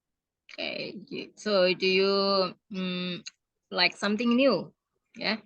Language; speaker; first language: English; non-native, fluent; Indonesian